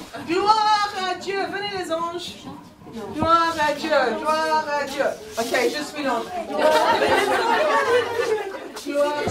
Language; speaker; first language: French; non-native, fluent; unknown